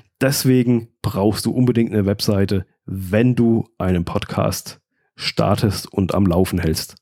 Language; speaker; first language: German; native; German